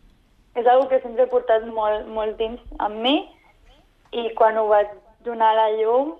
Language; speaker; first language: Catalan; non-native, local second language; Spanish